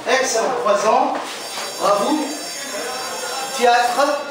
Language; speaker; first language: French; non-native, fluent; Arabic